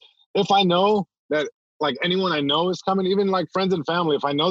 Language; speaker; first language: English; early bilingual, other home language; Spanish